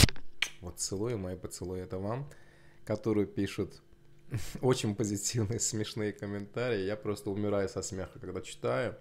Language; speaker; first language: Russian; non-native, local second language; Azerbaijani